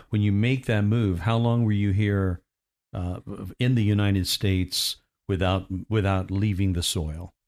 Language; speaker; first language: English; native; English